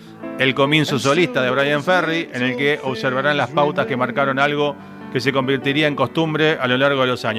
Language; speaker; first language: Spanish; native; Spanish